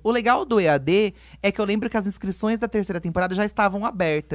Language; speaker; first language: Portuguese; native; Portuguese